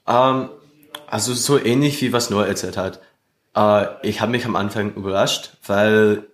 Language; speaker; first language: German; non-native, fluent; English